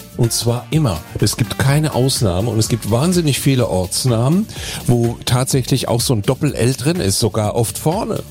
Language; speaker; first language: German; native; German